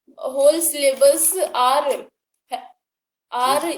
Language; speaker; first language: English; non-native, learner; Hindi